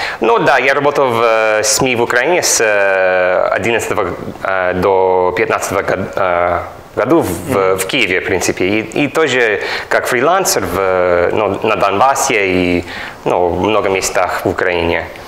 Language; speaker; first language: Russian; non-native, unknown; English